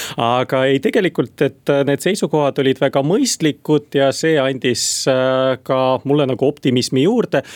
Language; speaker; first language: Estonian; non-native, local second language; Russian